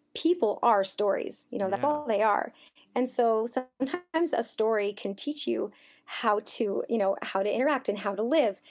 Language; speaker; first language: English; native; English